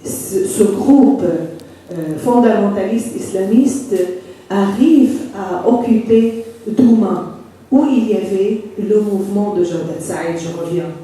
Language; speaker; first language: French; non-native, fluent; Arabic